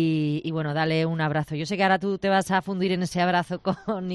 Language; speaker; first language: Spanish; native; Spanish